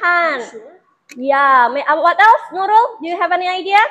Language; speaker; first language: English; non-native, fluent; Indonesian